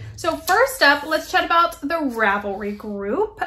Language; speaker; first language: English; native; English